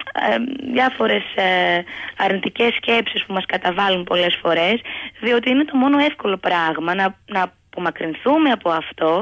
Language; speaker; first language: Greek; native; Greek